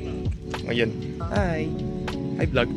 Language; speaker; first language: Filipino; native; Filipino